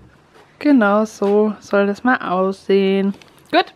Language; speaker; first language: German; native; German